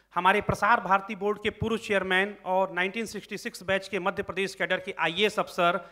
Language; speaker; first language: Hindi; native; Hindi